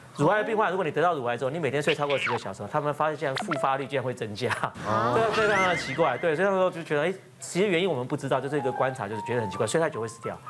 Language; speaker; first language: Chinese; native; Chinese